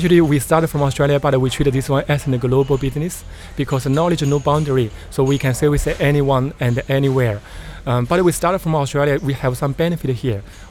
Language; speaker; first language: English; non-native, learner; Chinese